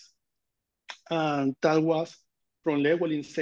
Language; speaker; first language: English; non-native, fluent; Spanish